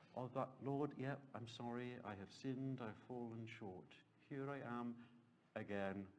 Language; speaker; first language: English; native; English